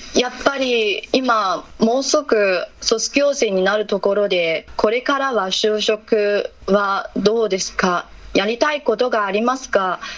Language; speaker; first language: Japanese; non-native, fluent; Chinese